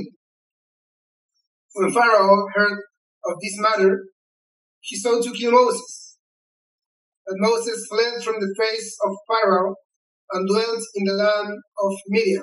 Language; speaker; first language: English; non-native, learner; Spanish